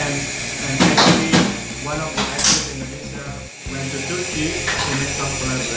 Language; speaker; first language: English; non-native, learner; Indonesian